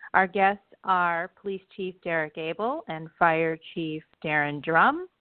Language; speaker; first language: English; native; English